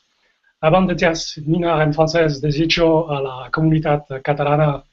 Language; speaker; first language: Catalan; non-native, fluent; French